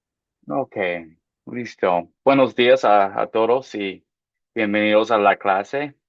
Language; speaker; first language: Spanish; non-native, fluent; English